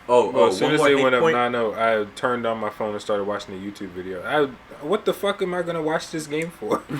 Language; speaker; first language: English; native; English